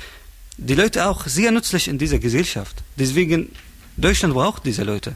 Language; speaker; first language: German; non-native, learner; Arabic